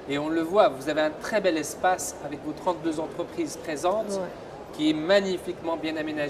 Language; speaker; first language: French; non-native, local second language; Arabic